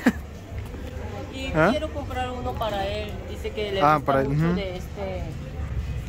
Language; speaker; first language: Spanish; non-native, fluent; Korean